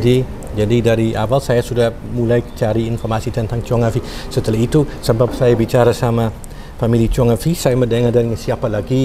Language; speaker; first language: Indonesian; non-native, fluent; Dutch